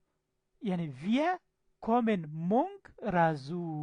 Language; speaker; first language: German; non-native, fluent; Pashto